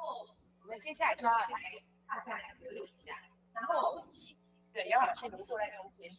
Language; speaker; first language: Chinese; native; Chinese